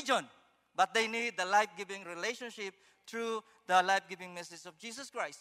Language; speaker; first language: English; non-native, local second language; Filipino